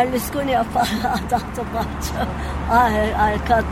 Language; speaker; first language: Italian; non-native, fluent; Turkish